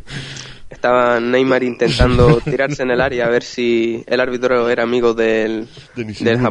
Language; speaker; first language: Spanish; native; Spanish